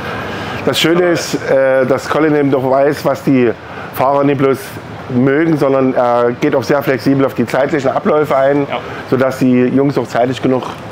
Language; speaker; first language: German; native; German